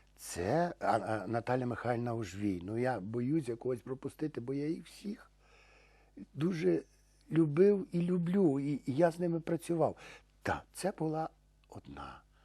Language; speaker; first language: Ukrainian; native; Ukrainian